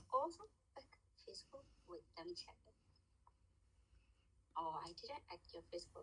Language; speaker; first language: English; non-native, learner; Burmese